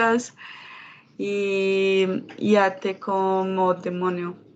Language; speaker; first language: Portuguese; non-native, learner; Spanish